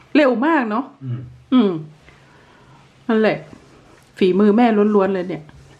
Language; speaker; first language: Thai; native; Thai